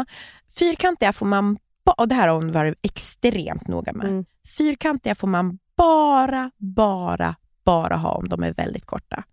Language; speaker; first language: Swedish; native; Swedish